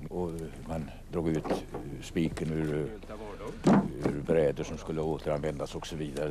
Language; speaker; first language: Swedish; native; Swedish